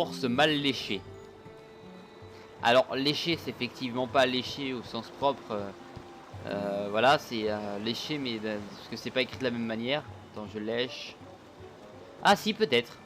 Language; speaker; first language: French; native; French